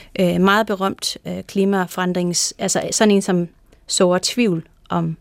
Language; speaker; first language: Danish; non-native, fluent; English